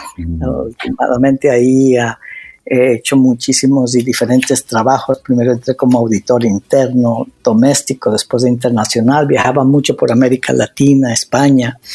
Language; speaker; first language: Spanish; native; Spanish